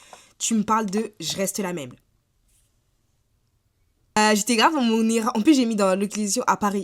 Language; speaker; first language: French; native; French